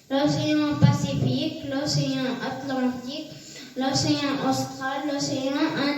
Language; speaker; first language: French; non-native, learner; Arabic